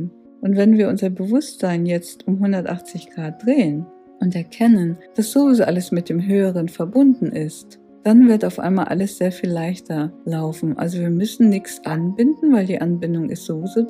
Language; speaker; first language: German; native; German